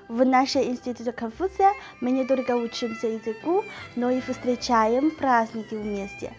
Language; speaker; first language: Russian; non-native, fluent; Chinese